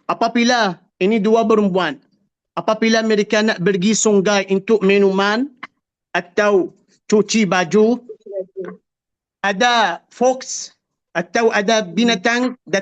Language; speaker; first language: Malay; non-native, fluent; Arabic